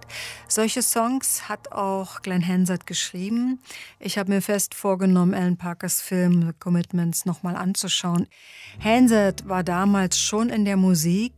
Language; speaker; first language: German; native; German